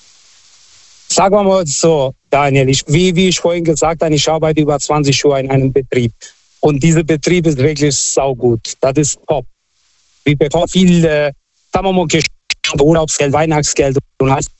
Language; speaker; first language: German; non-native, fluent; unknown